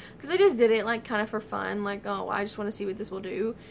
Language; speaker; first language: English; native; English